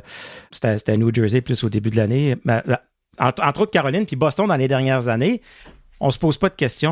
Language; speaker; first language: French; native; French